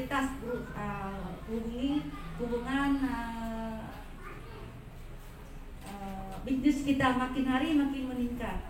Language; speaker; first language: Indonesian; non-native, fluent; Vietnamese